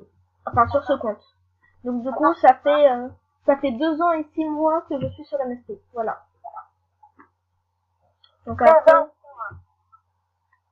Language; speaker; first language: French; native; French